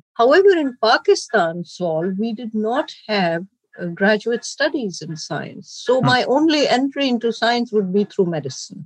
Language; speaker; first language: English; non-native, local second language; Urdu